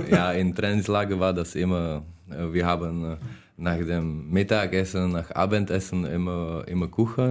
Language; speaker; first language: German; non-native, learner; Czech